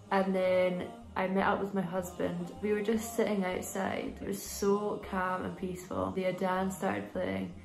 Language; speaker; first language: English; native; English